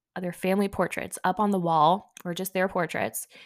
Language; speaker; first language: English; early bilingual, other home language; Hindi